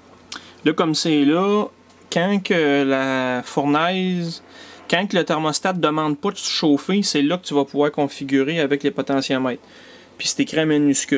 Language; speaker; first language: French; native; French